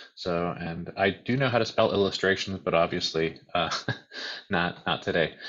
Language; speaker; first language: English; native; English